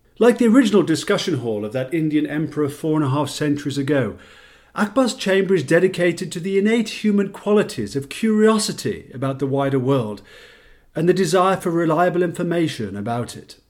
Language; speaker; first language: English; native; English